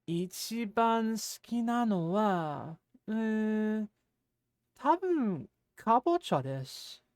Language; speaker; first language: Japanese; non-native, fluent; English